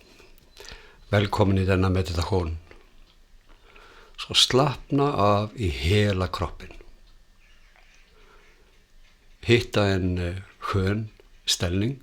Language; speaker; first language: Swedish; non-native, fluent; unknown